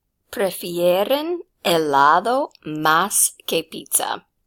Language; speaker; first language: Spanish; non-native, fluent; English